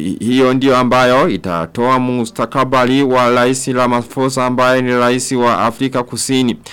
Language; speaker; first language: Swahili; non-native, local second language; Rundi